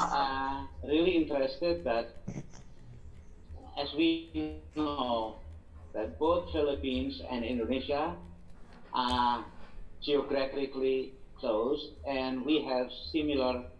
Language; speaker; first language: English; non-native, fluent; Indonesian